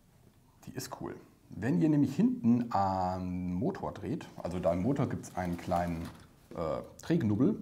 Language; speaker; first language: German; native; German